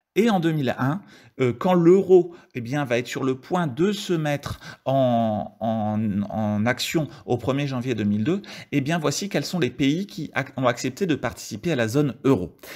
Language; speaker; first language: French; native; French